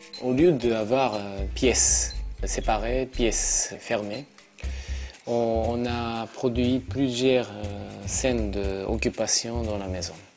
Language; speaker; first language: French; non-native, learner; Japanese